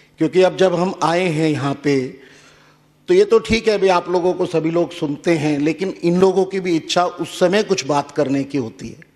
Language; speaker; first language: Hindi; native; Hindi